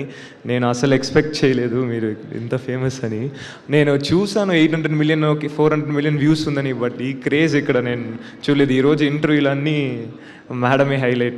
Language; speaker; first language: Telugu; non-native, learner; Tamil